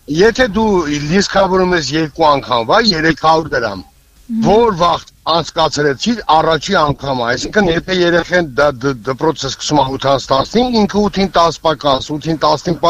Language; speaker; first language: Armenian; native; Armenian